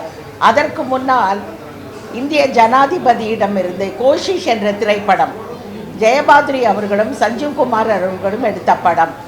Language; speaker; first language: Tamil; native; Tamil